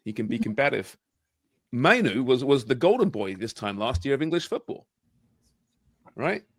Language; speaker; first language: English; native; English